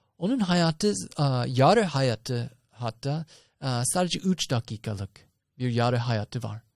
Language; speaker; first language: Turkish; non-native, fluent; English